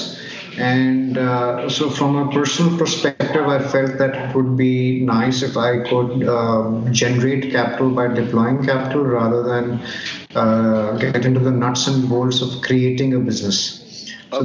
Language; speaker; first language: English; non-native, local second language; Hindi